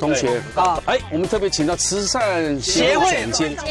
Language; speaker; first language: Chinese; native; Chinese